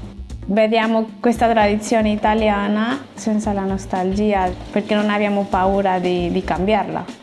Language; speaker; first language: Italian; non-native, fluent; Spanish